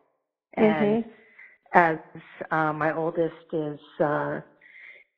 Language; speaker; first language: English; native; English